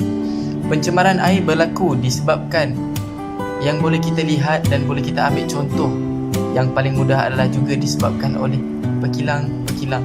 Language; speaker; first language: Malay; native; Malay